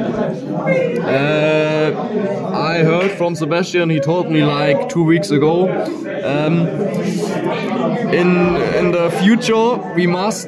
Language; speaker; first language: English; non-native, learner; German